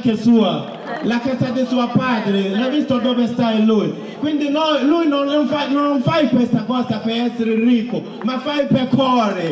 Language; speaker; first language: Italian; non-native, learner; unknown